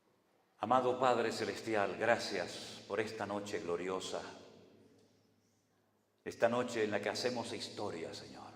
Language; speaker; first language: Spanish; native; Spanish